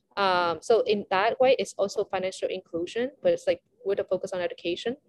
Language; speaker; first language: English; non-native, fluent; Vietnamese